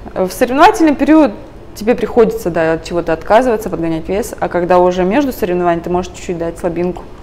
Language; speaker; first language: Russian; native; Russian